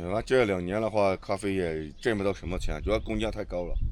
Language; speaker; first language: Chinese; native; Chinese